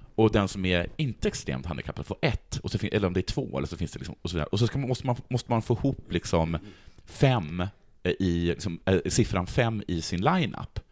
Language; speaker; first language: Swedish; native; Swedish